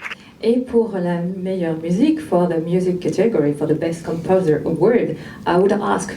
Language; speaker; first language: French; native; French